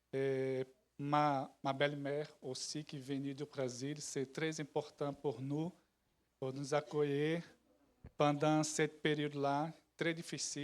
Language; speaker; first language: French; non-native, learner; Portuguese